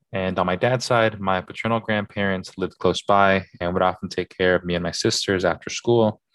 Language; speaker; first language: English; early bilingual, other home language; Spanish